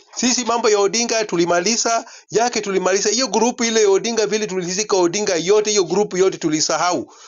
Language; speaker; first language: Swahili; non-native, local second language; Luyia